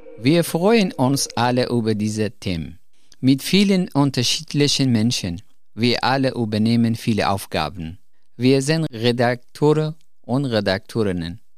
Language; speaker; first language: German; non-native, fluent; Persian